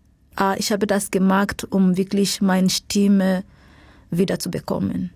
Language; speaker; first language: German; non-native, fluent; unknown